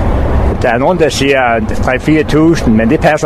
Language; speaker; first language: Danish; native; Danish